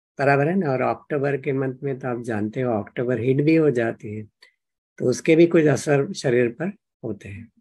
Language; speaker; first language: Hindi; non-native, local second language; Marathi